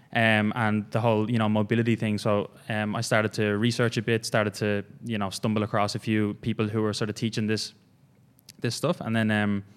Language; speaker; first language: English; native; English